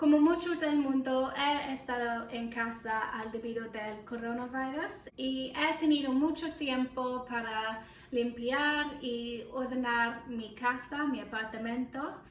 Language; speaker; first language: Spanish; non-native, learner; English